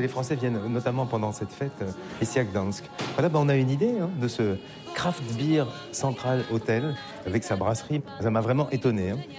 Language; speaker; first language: French; native; French